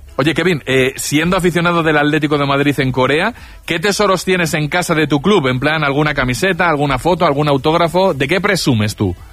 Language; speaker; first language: Spanish; native; Spanish